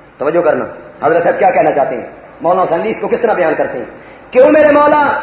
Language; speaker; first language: Urdu; non-native, local second language; Punjabi